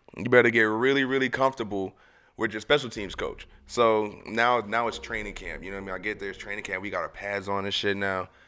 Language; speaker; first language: English; native; English